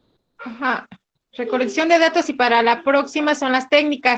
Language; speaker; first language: Spanish; native; Spanish